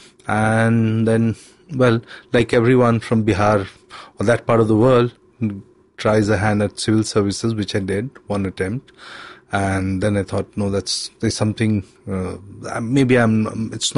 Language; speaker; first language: English; non-native, local second language; Hindi